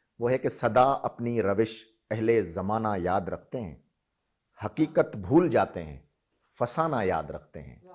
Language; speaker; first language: Urdu; non-native, local second language; Sindhi